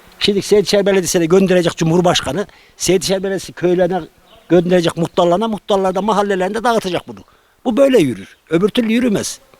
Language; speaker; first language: Turkish; native; Turkish